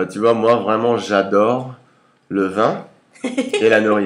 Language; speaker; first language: French; early bilingual, heritage; English